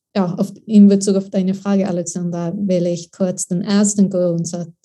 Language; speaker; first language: German; non-native, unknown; Swedish